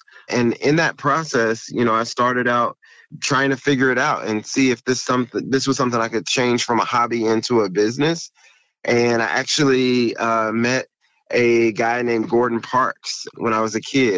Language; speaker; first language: English; native; English